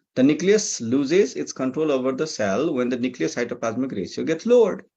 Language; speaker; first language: English; non-native, local second language; Nepali